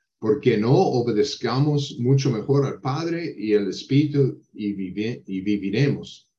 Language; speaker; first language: Spanish; non-native, fluent; English